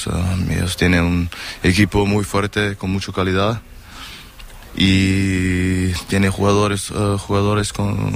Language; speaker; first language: Spanish; non-native, learner; German